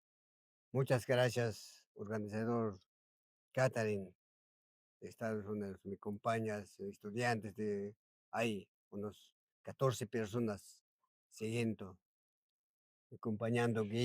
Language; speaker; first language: Spanish; non-native, local second language; Quechua